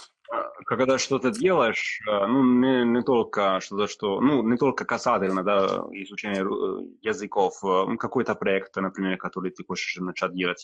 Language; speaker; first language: Russian; non-native, fluent; Italian